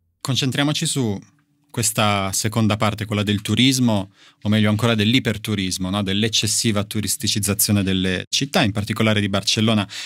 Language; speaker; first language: Italian; native; Italian